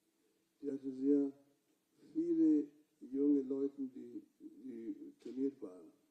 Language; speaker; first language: German; non-native, fluent; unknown